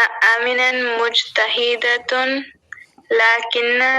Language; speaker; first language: Arabic; non-native, learner; Urdu